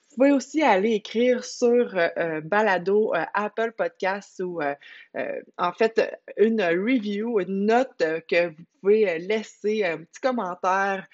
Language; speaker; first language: French; native; French